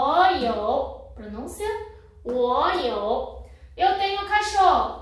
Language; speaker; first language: Portuguese; non-native, fluent; Chinese